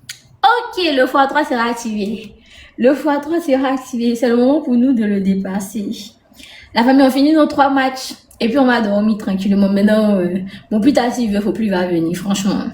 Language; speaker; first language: French; native; French